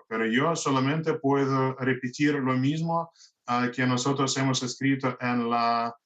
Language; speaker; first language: Spanish; non-native, fluent; Russian